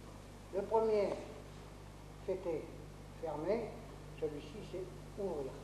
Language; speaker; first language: French; native; French